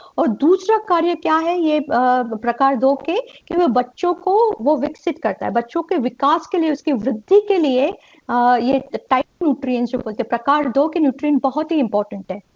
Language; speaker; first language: Hindi; non-native, local second language; Gujarati